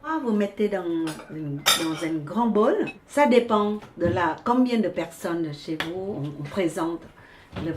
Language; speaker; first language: French; early bilingual, other home language; Vietnamese